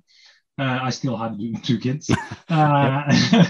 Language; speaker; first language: English; non-native, fluent; Norwegian